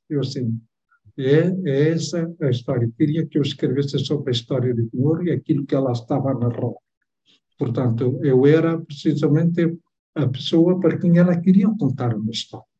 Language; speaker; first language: Portuguese; non-native, local second language; Tetum